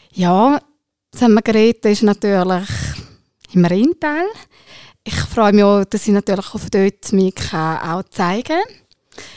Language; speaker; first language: German; early bilingual, other home language; Albanian